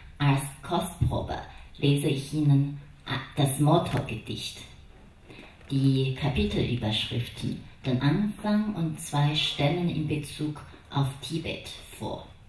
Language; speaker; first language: German; non-native, fluent; Chinese